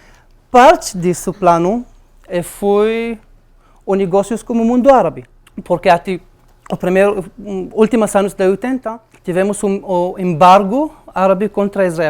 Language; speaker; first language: Portuguese; non-native, learner; Arabic